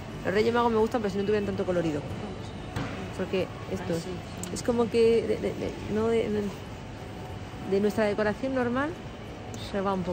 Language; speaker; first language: Spanish; native; Spanish